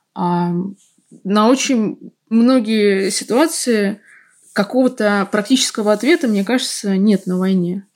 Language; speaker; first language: Russian; native; Russian